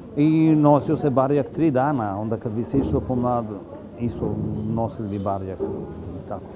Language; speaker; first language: Serbian; non-native, local second language; Gurani